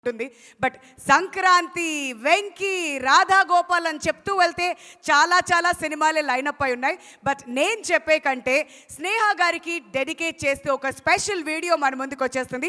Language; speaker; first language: Telugu; native; Telugu